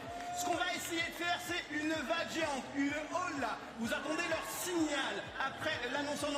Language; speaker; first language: French; native; French